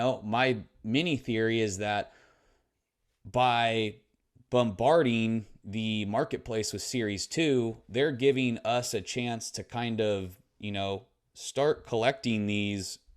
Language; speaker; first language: English; native; English